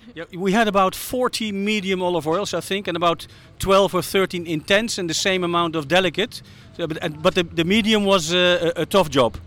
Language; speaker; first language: English; non-native, fluent; Dutch